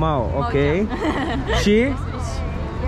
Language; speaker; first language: English; non-native, learner; Turkish